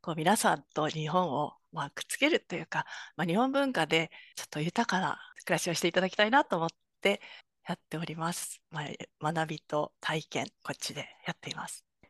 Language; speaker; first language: Japanese; native; Japanese